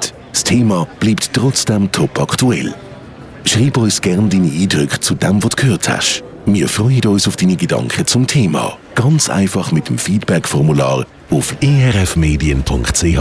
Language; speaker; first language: German; native; German